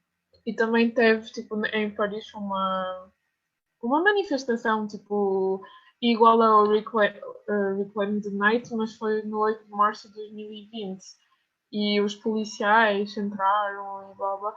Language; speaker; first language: Portuguese; non-native, fluent; French